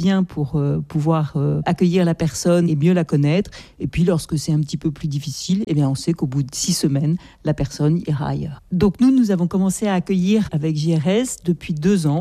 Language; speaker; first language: French; native; French